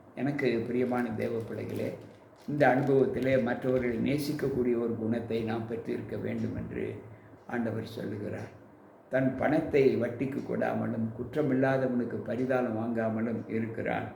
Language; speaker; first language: Tamil; native; Tamil